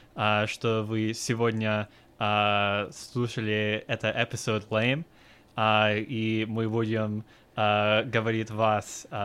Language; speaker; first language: Russian; non-native, learner; English